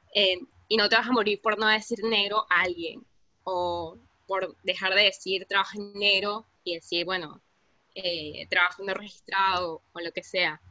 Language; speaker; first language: Spanish; native; Spanish